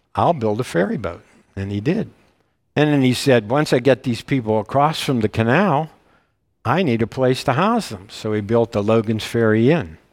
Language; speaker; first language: English; native; English